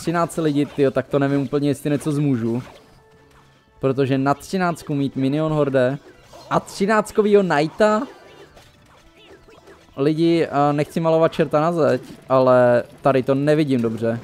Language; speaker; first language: Czech; native; Czech